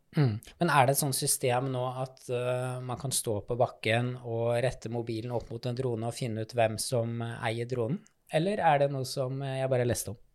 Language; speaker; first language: Norwegian; native; Norwegian